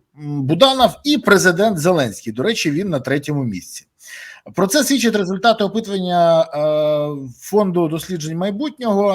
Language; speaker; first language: Ukrainian; native; Ukrainian